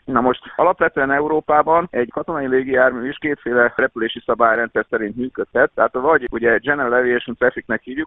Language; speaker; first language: Hungarian; native; Hungarian